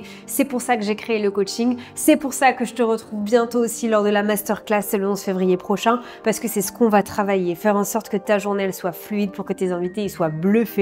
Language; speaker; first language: French; native; French